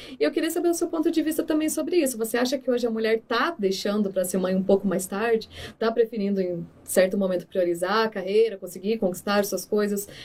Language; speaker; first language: Portuguese; native; Portuguese